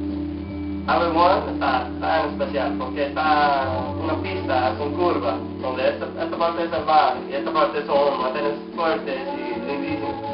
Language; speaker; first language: Spanish; non-native, learner; English